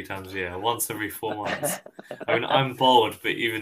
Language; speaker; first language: English; native; English